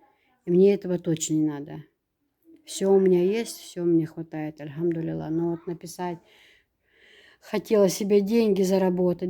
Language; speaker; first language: Russian; native; Russian